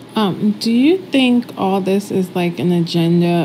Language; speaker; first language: English; native; English